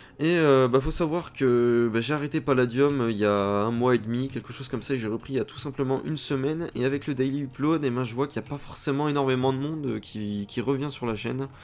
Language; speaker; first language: French; native; French